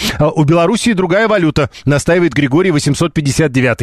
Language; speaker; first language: Russian; native; Russian